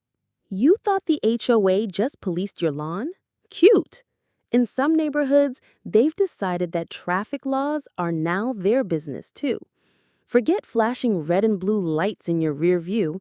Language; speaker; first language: English; native; English